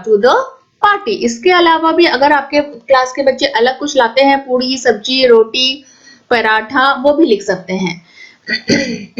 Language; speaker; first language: Hindi; non-native, local second language; Assamese